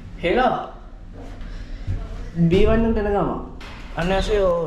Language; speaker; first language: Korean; non-native, learner; Sinhala